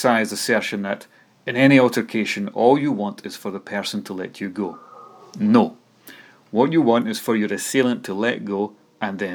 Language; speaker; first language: English; native; English